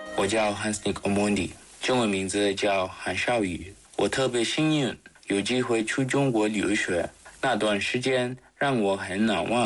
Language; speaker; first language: Chinese; non-native, learner; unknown